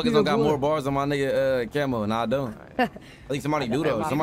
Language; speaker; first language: English; native; English